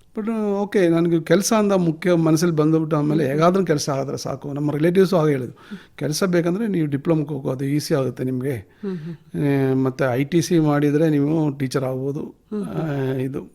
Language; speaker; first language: Kannada; non-native, local second language; Malayalam